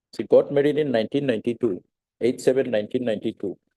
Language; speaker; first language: English; non-native, local second language; Assamese